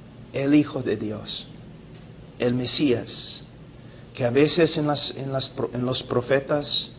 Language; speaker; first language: Spanish; non-native, fluent; English